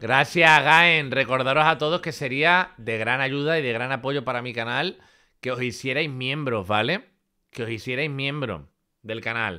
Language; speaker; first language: Spanish; native; Spanish